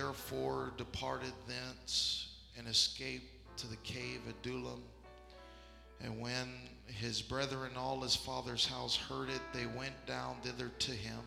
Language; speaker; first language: English; native; English